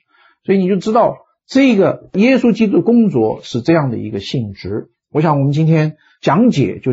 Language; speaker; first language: Chinese; native; Chinese